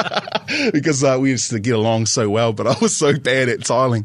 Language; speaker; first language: English; native; English